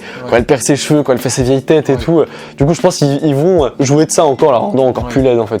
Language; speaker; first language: French; native; French